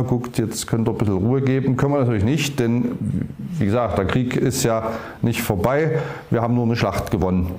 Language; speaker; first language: German; native; German